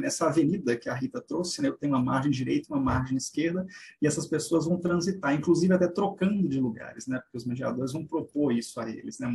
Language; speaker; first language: Portuguese; native; Portuguese